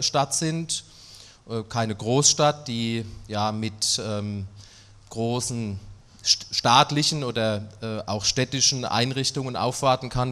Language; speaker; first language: German; native; German